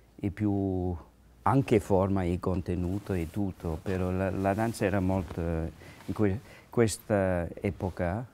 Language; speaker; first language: Italian; non-native, learner; English